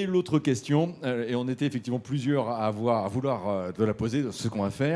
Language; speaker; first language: French; native; French